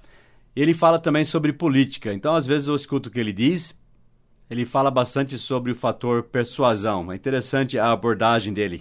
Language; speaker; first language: Portuguese; non-native, fluent; English